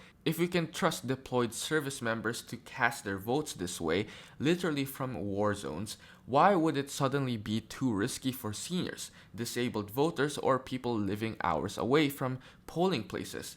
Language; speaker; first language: English; native; English